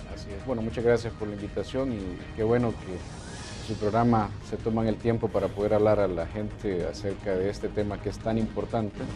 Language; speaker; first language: Spanish; native; Spanish